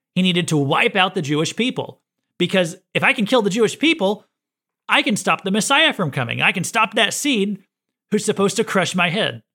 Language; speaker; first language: English; native; English